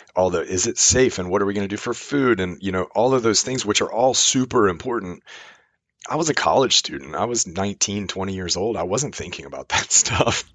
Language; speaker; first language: English; native; English